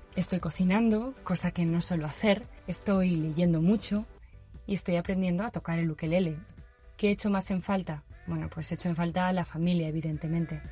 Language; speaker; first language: Spanish; native; Spanish